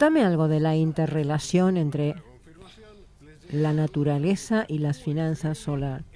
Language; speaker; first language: Spanish; native; Spanish